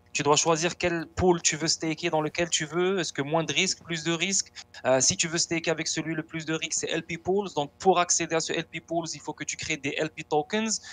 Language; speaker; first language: French; non-native, local second language; Arabic